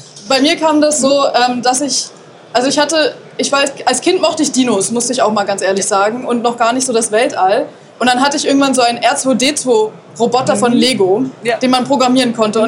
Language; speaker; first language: German; native; German